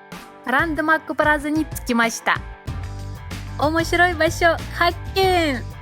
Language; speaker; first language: Japanese; non-native, learner; Russian